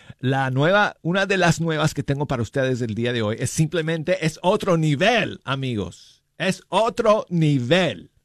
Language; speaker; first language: Spanish; non-native, fluent; English